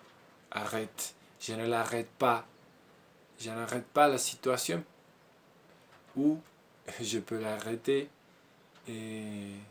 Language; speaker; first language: French; non-native, learner; Spanish